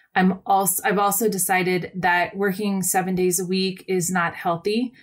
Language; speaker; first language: English; native; English